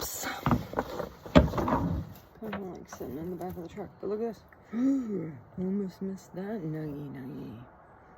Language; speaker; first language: English; native; English